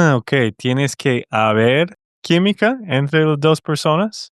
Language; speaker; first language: Spanish; non-native, fluent; English